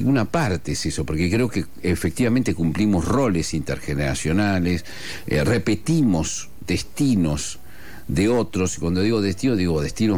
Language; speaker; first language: Spanish; non-native, local second language; Asturian